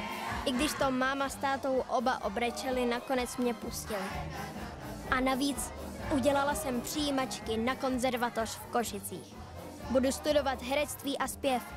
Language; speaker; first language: Czech; native; Czech